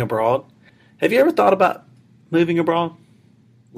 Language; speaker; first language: English; native; English